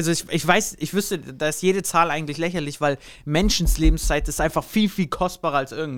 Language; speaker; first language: German; native; German